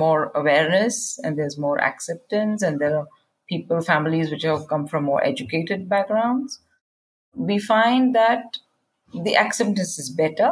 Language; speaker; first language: English; non-native, local second language; Kannada